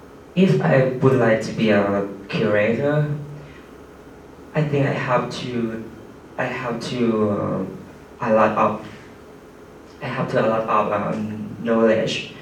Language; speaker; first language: English; non-native, learner; Thai